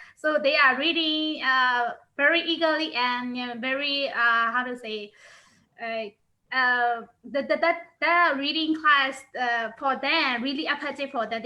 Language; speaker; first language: English; non-native, learner; Burmese